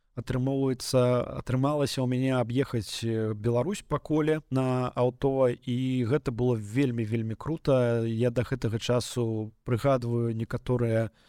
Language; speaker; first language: Belarusian; native; Belarusian